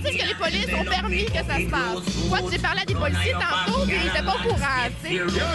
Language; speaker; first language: French; native; French